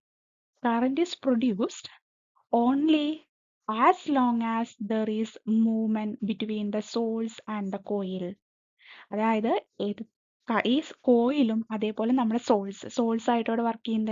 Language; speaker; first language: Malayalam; native; Malayalam